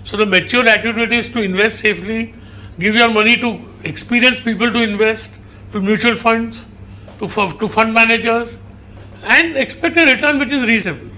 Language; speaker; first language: English; non-native, local second language; Hindi